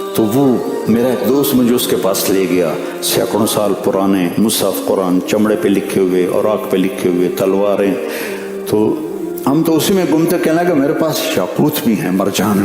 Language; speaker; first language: Urdu; non-native, local second language; Punjabi